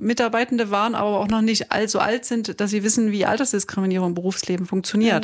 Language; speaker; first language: German; native; German